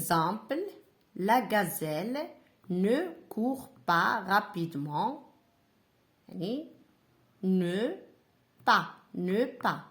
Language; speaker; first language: French; non-native, local second language; Arabic